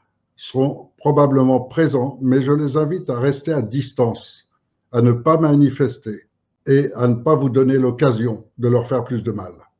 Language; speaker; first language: French; native; French